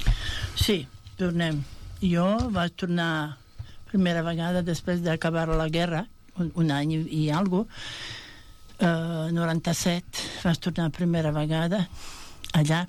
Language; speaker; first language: Catalan; non-native, fluent; Bosnian